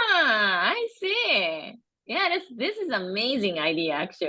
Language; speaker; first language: English; non-native, fluent; Japanese